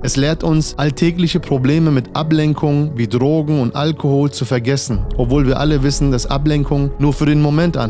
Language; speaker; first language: German; native; German